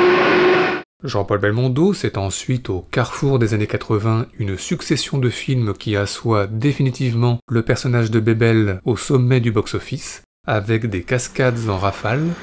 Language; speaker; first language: French; native; French